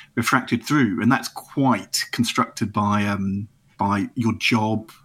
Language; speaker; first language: English; native; English